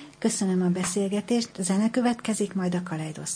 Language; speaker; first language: Hungarian; native; Hungarian